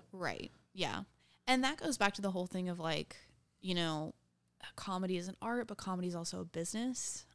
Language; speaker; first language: English; native; English